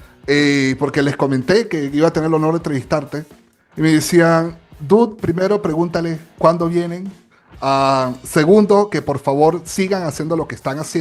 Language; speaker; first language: Spanish; native; Spanish